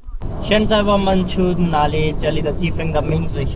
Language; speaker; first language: Chinese; non-native, learner; Urdu